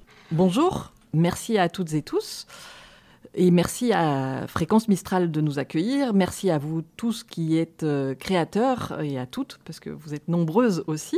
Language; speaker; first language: French; native; French